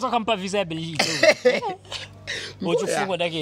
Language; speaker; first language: French; non-native, local second language; Rundi